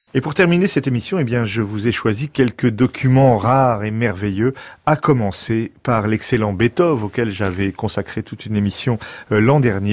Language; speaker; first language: French; native; French